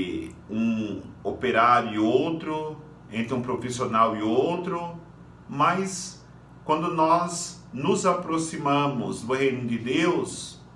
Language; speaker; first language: Portuguese; native; Portuguese